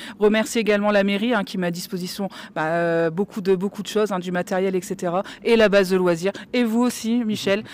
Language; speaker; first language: French; native; French